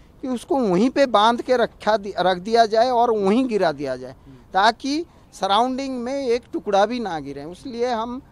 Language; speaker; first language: Hindi; non-native, local second language; Odia